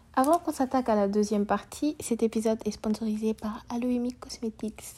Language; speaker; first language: French; native; French